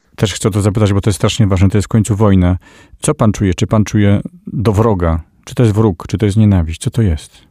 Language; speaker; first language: Polish; native; Polish